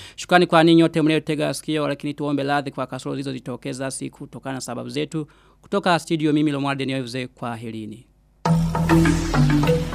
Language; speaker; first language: Swahili; non-native, local second language; Rundi